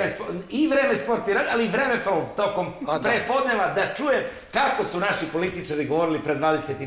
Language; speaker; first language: Serbian; native; Serbian